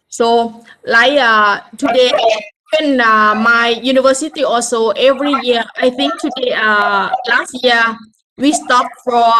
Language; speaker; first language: English; non-native, learner; Thai